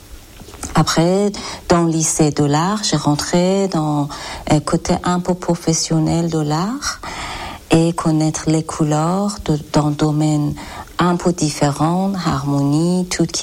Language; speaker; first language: French; non-native, learner; Persian